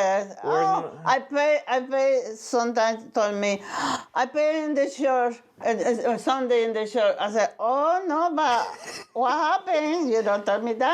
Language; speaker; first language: English; non-native, learner; Spanish